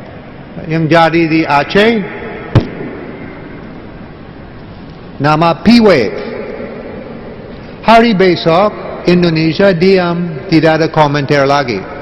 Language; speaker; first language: Indonesian; non-native, learner; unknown